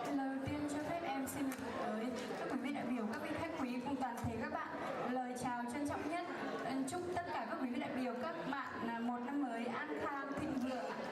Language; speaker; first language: Vietnamese; non-native, local second language; Hmong